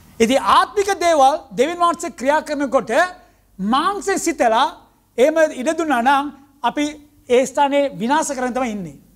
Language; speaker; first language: Sinhala; non-native, local second language; Tamil